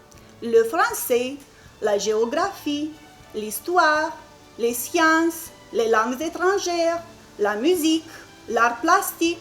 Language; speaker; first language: French; non-native, fluent; Romanian